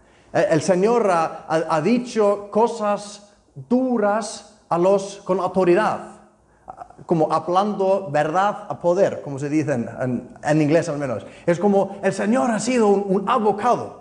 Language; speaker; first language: Spanish; non-native, fluent; Icelandic